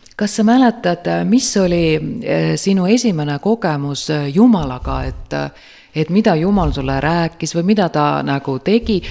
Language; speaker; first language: Estonian; native; Estonian